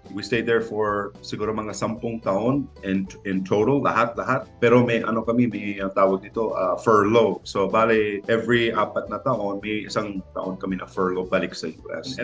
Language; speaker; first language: Filipino; non-native, local second language; English